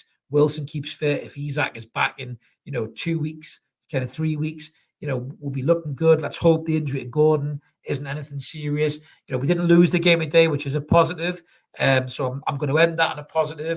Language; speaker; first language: English; native; English